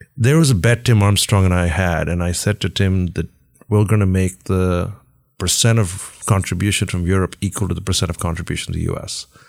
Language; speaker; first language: English; non-native, local second language; Hindi